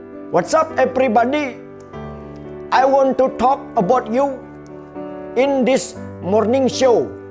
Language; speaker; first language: English; non-native, learner; Balinese